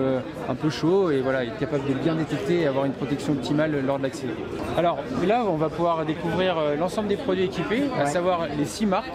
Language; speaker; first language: French; native; French